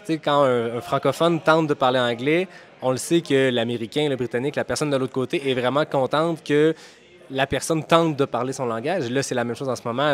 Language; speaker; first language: French; native; French